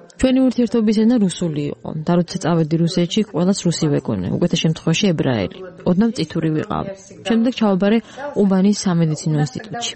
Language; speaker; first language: Georgian; non-native, local second language; Abkhazian